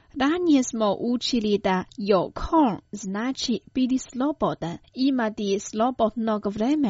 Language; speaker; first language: Croatian; non-native, fluent; Chinese